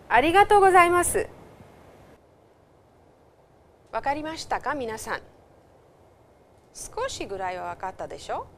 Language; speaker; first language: Japanese; non-native, fluent; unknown